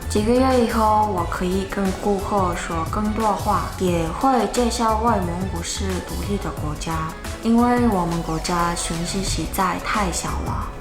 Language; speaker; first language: Chinese; non-native, fluent; Mongolian